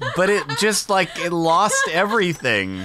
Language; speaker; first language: English; native; English